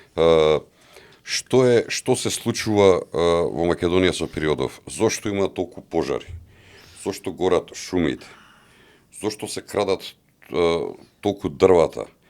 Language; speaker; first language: Macedonian; native; Macedonian